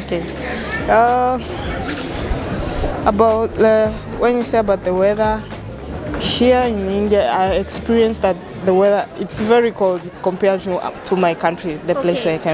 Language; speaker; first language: English; non-native, local second language; Swahili